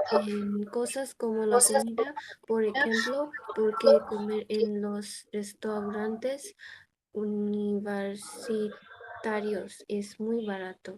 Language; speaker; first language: Spanish; non-native, learner; Bangla